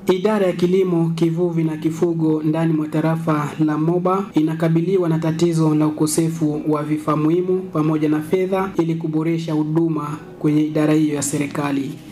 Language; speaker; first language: Swahili; native; Swahili